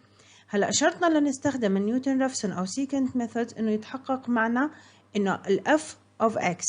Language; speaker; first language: Arabic; native; Arabic